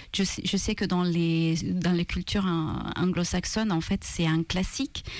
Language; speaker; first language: French; non-native, fluent; Maltese